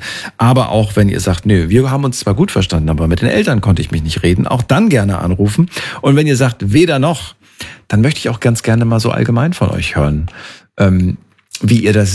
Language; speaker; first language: German; native; German